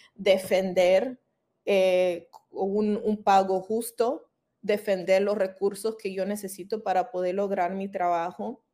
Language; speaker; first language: Spanish; early bilingual, heritage; Spanish